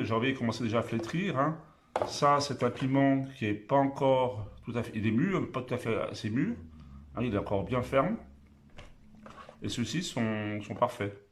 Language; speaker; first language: French; native; French